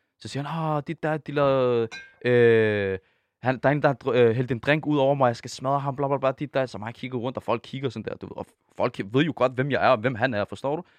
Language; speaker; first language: Danish; early bilingual, other home language; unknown